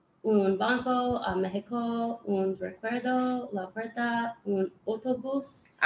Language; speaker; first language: Spanish; non-native, learner; English